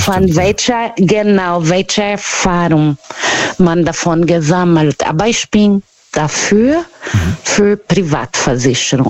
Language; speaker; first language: German; non-native, learner; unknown